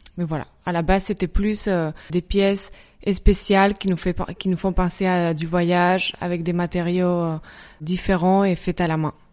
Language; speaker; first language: French; non-native, fluent; Spanish